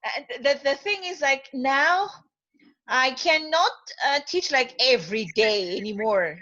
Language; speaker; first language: English; non-native, fluent; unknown